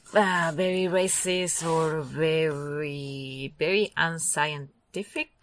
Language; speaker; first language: English; non-native, fluent; Spanish